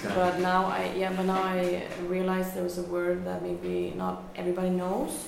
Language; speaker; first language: English; non-native, fluent; Swedish